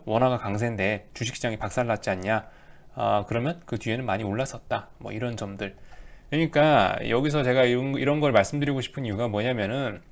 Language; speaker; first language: Korean; native; Korean